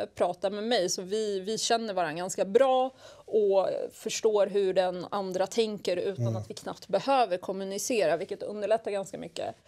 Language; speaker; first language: Swedish; non-native, local second language; Assyrian Neo-Aramaic